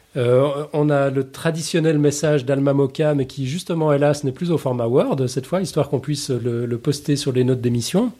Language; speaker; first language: French; native; French